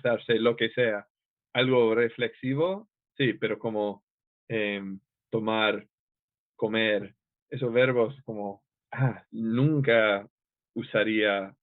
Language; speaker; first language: Spanish; non-native, fluent; English